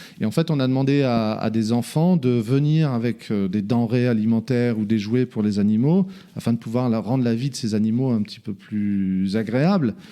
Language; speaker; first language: French; native; French